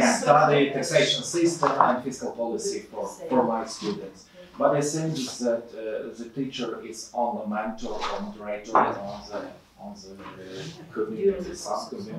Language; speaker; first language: English; non-native, learner; Ukrainian